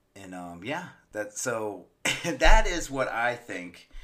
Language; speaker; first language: English; native; English